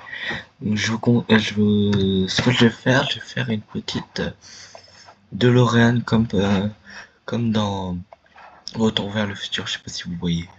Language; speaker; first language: French; native; French